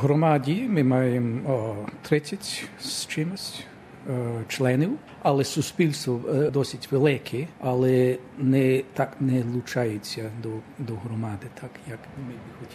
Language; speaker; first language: Ukrainian; early bilingual, heritage; Ukrainian